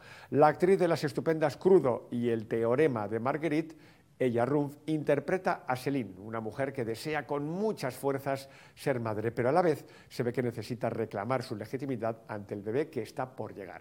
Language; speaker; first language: Spanish; native; Spanish